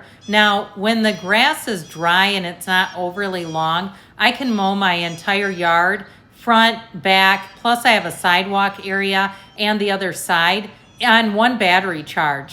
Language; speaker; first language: English; native; English